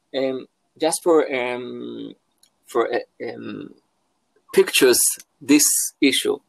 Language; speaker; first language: English; non-native, fluent; Hebrew